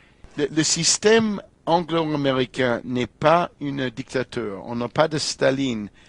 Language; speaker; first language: French; non-native, fluent; English